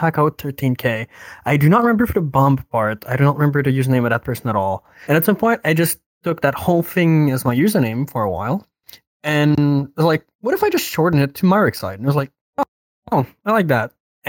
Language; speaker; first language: English; non-native, fluent; French